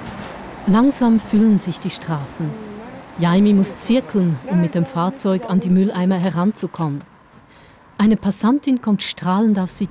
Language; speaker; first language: German; native; German